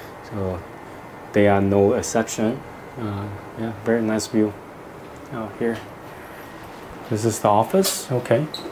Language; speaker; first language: English; non-native, fluent; Chinese